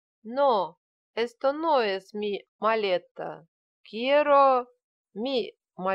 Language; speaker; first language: Spanish; non-native, learner; Russian